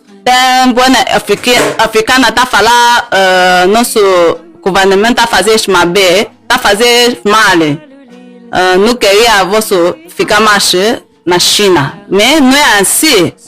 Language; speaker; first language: Portuguese; non-native, learner; Chinese